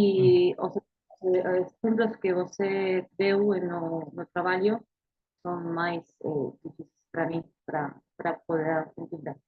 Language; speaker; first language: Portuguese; non-native, learner; Spanish